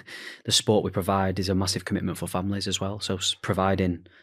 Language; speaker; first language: English; native; English